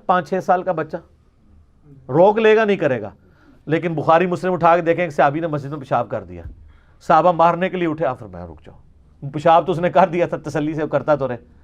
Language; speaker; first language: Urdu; non-native, local second language; Punjabi